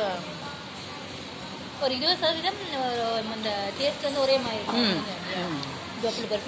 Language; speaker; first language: Indonesian; non-native, learner; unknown